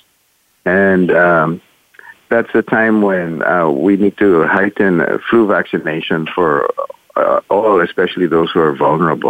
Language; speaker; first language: English; non-native, local second language; Filipino